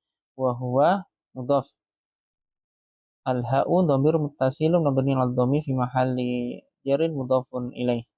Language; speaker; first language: Arabic; non-native, fluent; Indonesian